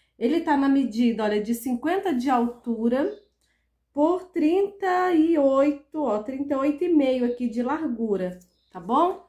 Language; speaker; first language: Portuguese; native; Portuguese